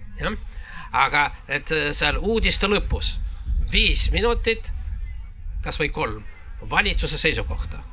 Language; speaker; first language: Estonian; non-native, local second language; Russian